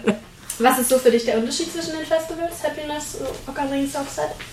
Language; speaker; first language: German; native; German